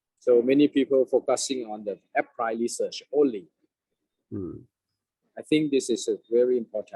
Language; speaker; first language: English; non-native, fluent; Thai